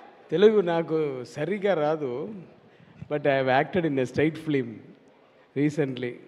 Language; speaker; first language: Telugu; non-native, learner; Tamil